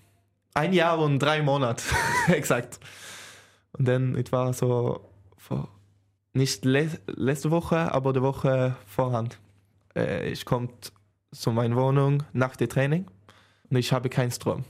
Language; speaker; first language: German; non-native, learner; Swedish